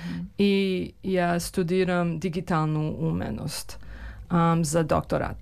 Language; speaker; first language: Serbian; early bilingual, heritage; Serbian